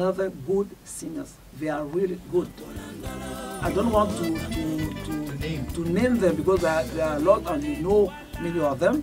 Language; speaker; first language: English; non-native, local second language; Duala